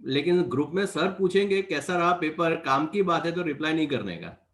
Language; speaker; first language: Hindi; non-native, local second language; Gujarati